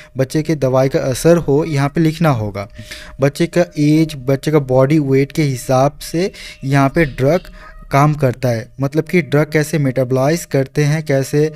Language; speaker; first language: Hindi; non-native, local second language; Bangla